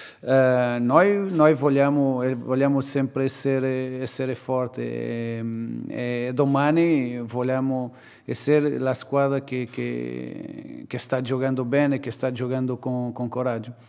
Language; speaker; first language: Italian; non-native, learner; Portuguese